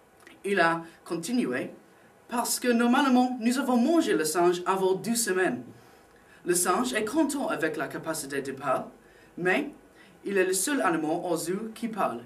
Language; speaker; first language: French; non-native, learner; English